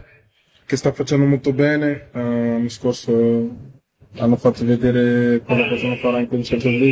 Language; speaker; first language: Italian; non-native, fluent; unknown